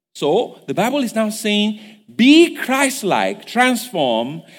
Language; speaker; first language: English; non-native, local second language; Yoruba